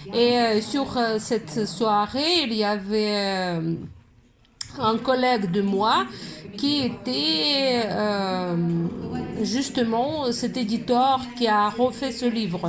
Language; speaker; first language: French; non-native, fluent; Russian